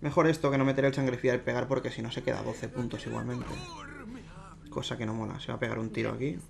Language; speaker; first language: Spanish; native; Spanish